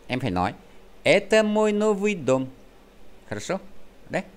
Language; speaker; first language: Russian; non-native, fluent; Vietnamese